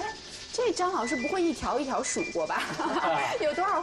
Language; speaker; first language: Chinese; native; Chinese